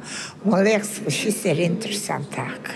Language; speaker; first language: Latvian; early bilingual, heritage; Latvian